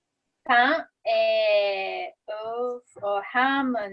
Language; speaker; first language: French; non-native, learner; English